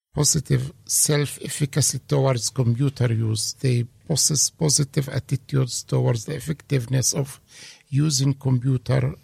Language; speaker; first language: English; non-native, fluent; Arabic